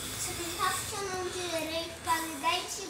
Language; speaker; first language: Portuguese; native; Portuguese